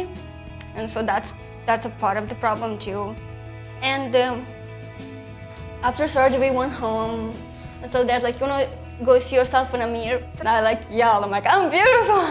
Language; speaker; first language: English; non-native, fluent; Romanian